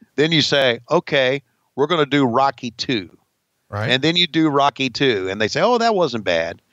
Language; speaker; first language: English; native; English